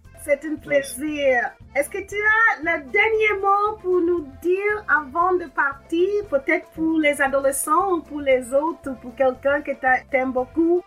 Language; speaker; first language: French; non-native, learner; English